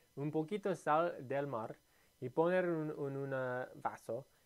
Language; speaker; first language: Spanish; non-native, learner; English